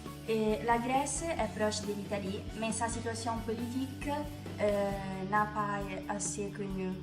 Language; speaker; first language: French; non-native, learner; Italian